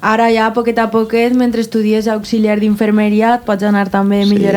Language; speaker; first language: Catalan; native; Catalan